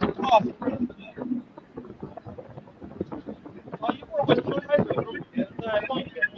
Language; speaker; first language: Chinese; native; Chinese